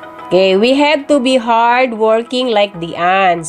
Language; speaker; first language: English; non-native, local second language; Tausug